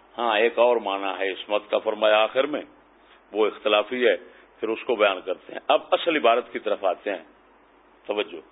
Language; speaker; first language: Urdu; native; Urdu